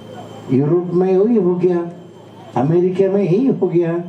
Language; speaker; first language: Hindi; non-native, local second language; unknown